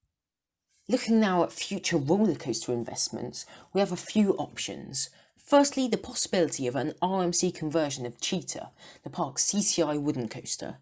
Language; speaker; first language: English; native; English